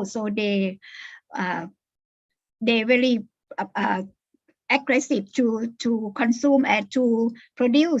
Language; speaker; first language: English; non-native, learner; Thai